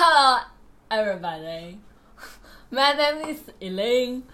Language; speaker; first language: English; non-native, learner; Chinese